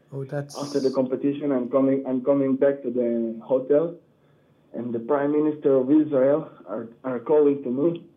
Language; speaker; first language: English; non-native, learner; Hebrew